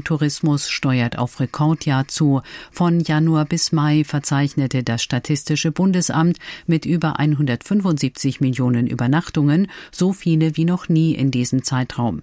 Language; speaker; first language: German; native; German